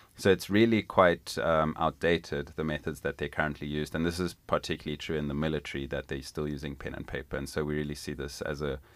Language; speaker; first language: English; non-native, local second language; Italian